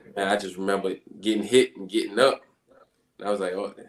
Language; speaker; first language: English; native; English